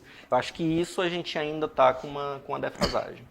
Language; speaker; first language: Portuguese; native; Portuguese